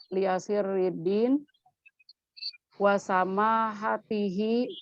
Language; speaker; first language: Arabic; non-native, learner; Indonesian